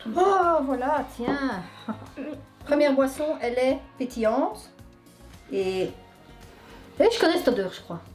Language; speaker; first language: French; native; French